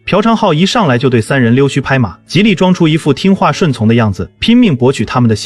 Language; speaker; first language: Chinese; native; Chinese